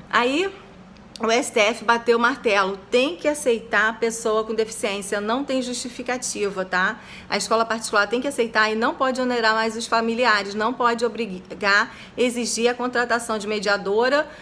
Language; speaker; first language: Portuguese; native; Portuguese